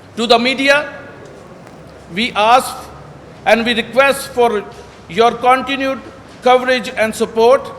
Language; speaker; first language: English; non-native, local second language; Urdu